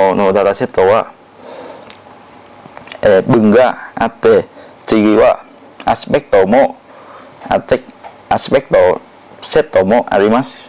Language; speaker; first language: Japanese; non-native, learner; Thai